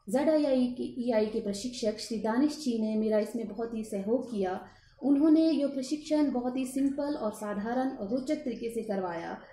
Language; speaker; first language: Hindi; native; Hindi